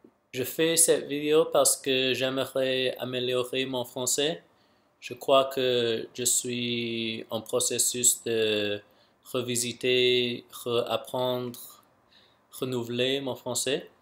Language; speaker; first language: French; non-native, local second language; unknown